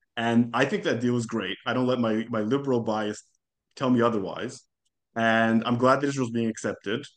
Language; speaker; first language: English; non-native, fluent; Hebrew